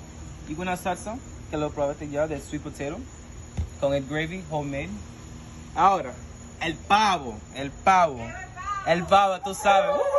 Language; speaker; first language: Spanish; early bilingual, heritage; Spanish